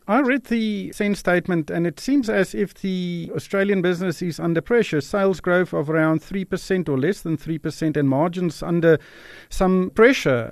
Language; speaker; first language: English; non-native, local second language; Afrikaans